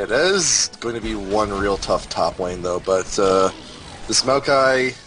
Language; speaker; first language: English; native; English